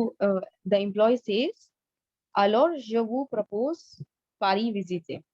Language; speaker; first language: French; non-native, learner; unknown